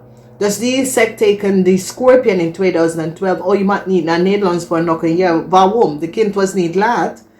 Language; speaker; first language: Dutch; non-native, fluent; English